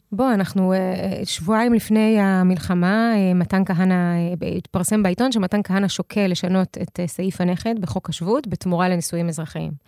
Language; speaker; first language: Hebrew; early bilingual, other home language; Russian